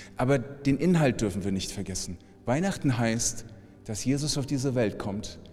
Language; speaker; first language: German; native; German